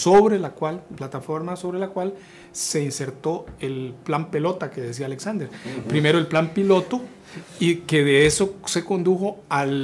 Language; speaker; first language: Spanish; native; Spanish